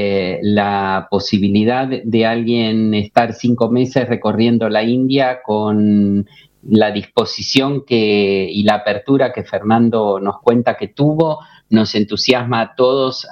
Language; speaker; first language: Spanish; native; Spanish